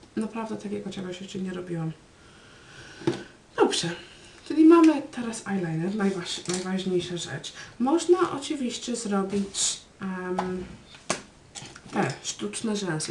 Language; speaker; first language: Polish; early bilingual, heritage; Polish